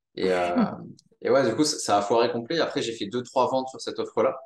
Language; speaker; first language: French; native; French